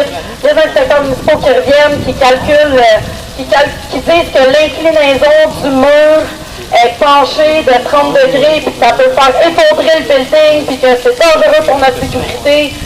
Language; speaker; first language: French; native; French